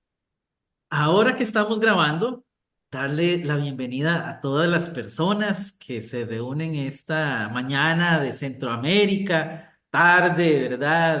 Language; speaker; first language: Spanish; native; Spanish